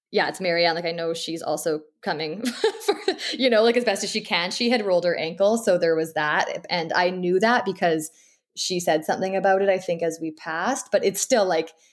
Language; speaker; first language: English; native; English